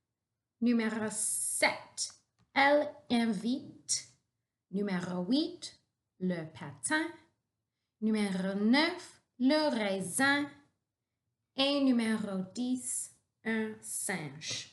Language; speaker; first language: French; non-native, local second language; English